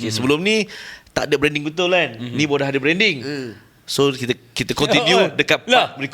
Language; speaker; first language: Malay; native; Malay